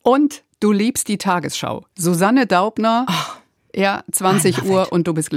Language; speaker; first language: German; native; German